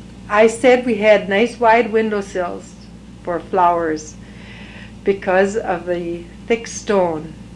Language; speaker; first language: English; early bilingual, other home language; French